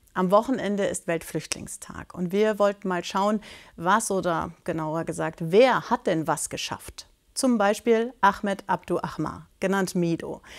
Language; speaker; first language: German; native; German